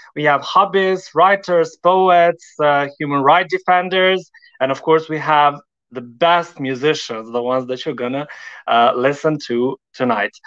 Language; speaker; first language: English; non-native, fluent; Albanian